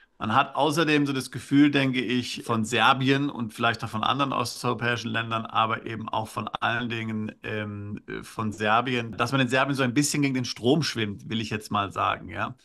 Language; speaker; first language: German; native; German